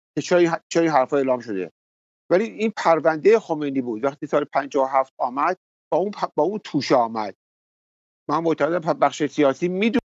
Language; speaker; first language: Persian; native; Persian